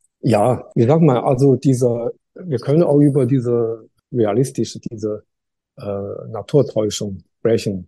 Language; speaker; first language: German; non-native, learner; Chinese